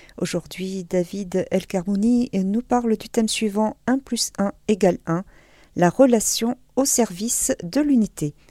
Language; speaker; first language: French; native; French